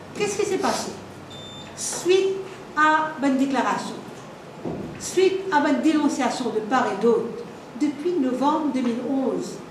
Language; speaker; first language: French; non-native, local second language; Morisyen